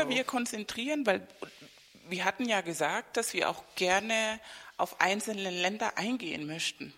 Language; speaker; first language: German; non-native, fluent; Spanish